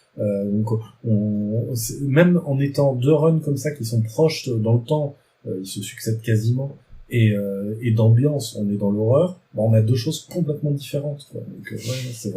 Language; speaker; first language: French; native; French